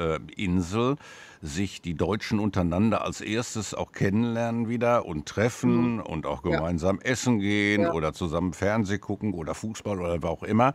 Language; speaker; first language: German; native; German